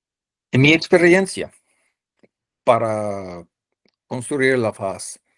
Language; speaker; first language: Spanish; non-native, fluent; English